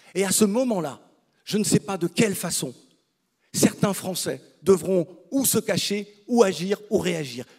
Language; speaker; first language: French; native; French